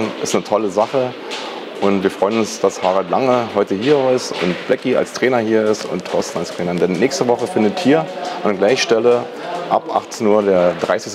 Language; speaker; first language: German; native; German